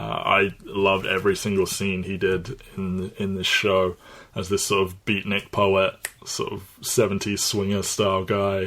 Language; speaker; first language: English; native; English